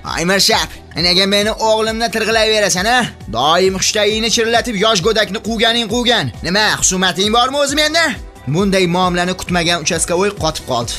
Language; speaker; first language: Uzbek; native; Uzbek